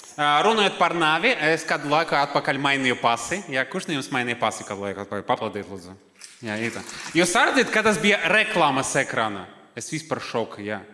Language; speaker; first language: Latvian; non-native, local second language; Russian